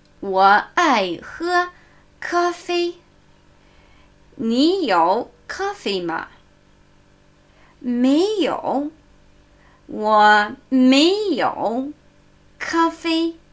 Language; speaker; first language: Chinese; non-native, fluent; German